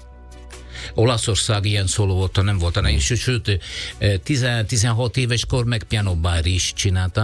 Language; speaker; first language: Hungarian; non-native, learner; Italian